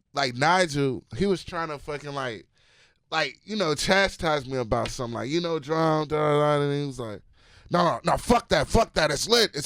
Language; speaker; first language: English; native; English